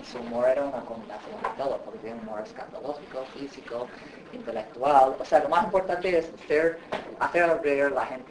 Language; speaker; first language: Spanish; native; Spanish